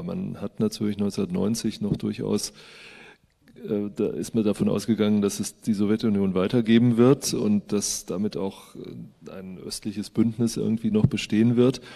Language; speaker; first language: German; native; German